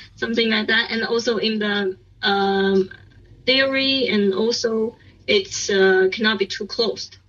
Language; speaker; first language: English; non-native, learner; Chinese